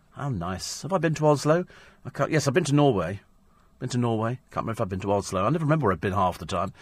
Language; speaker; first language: English; native; English